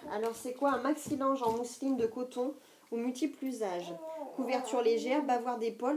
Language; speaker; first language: French; native; French